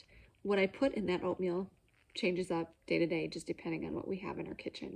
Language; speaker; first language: English; native; English